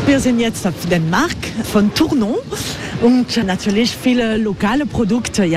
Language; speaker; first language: German; non-native, learner; French